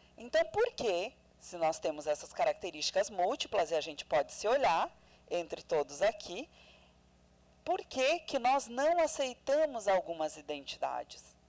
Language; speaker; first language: Portuguese; non-native, local second language; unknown